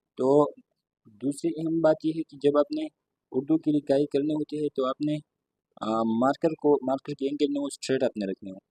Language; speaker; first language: Urdu; non-native, local second language; Pashto